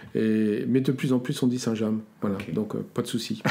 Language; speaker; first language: French; native; French